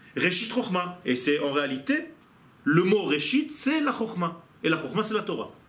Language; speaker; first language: French; non-native, fluent; Hebrew